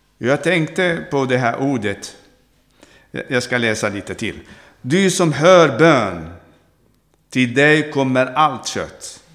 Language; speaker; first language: Swedish; non-native, fluent; Arabic